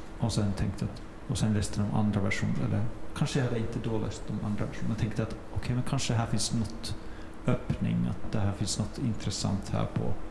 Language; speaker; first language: Swedish; non-native, fluent; Finnish